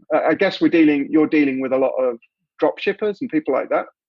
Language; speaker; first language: English; native; English